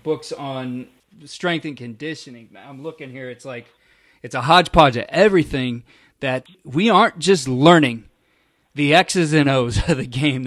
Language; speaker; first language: English; native; English